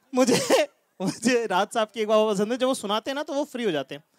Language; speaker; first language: Hindi; native; Hindi